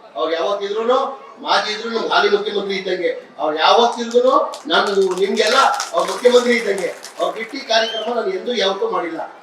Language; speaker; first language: Kannada; non-native, local second language; Urdu